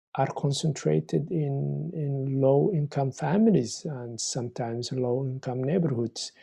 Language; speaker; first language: English; non-native, fluent; Somali